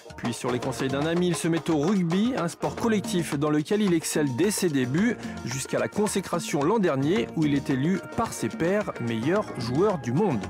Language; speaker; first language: French; native; French